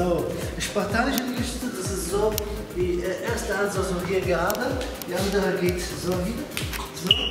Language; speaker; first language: German; non-native, learner; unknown